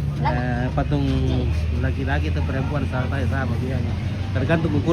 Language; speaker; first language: Indonesian; non-native, local second language; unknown